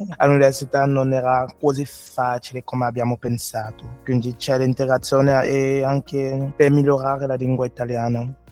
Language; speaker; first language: Italian; non-native, learner; French